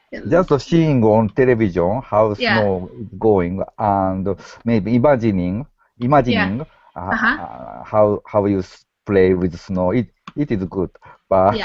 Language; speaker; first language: English; non-native, learner; Japanese